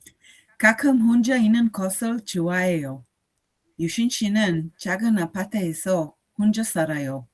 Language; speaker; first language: Korean; non-native, learner; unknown